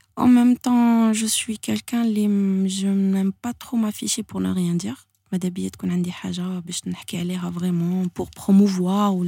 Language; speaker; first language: French; non-native, local second language; Arabic